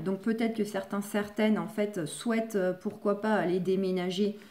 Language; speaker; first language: French; native; French